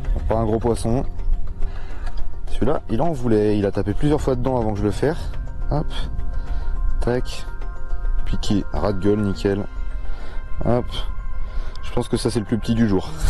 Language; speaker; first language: French; native; French